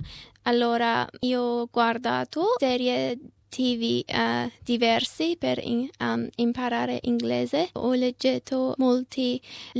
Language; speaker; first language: Italian; non-native, learner; Persian